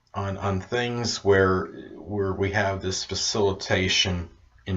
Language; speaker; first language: English; native; English